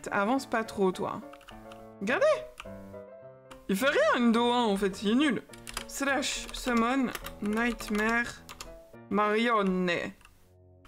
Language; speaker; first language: French; native; French